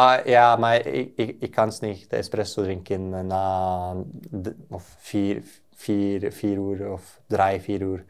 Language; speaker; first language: German; non-native, learner; Norwegian